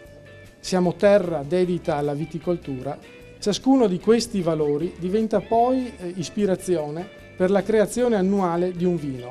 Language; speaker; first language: Italian; native; Italian